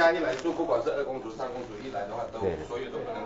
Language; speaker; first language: Chinese; native; Chinese